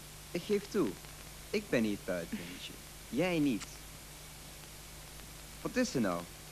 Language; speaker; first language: Dutch; early bilingual, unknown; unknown